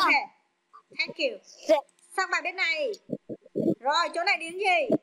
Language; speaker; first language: Vietnamese; native; Vietnamese